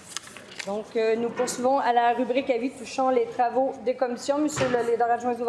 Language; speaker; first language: French; native; French